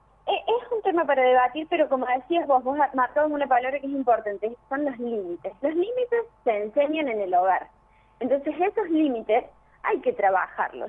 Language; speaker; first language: Spanish; native; Spanish